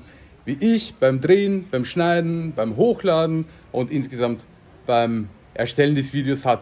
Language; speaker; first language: German; native; German